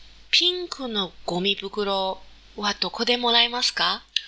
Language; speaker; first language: Japanese; non-native, fluent; Chinese